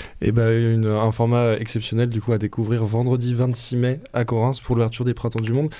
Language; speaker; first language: French; native; French